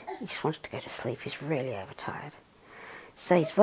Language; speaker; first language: English; native; English